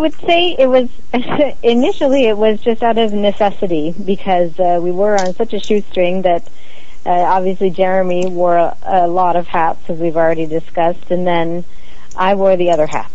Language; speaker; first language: English; native; English